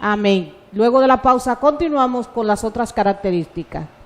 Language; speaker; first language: Spanish; native; Spanish